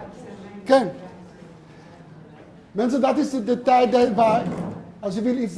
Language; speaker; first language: Dutch; non-native, learner; Hebrew